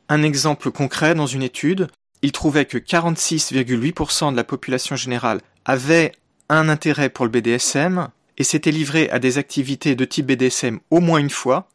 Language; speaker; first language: French; native; French